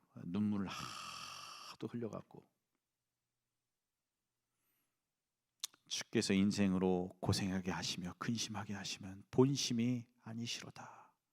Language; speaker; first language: Korean; native; Korean